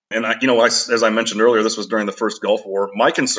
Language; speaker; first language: English; native; English